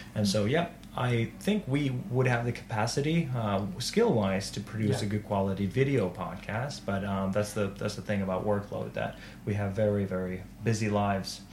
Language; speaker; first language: English; non-native, fluent; Finnish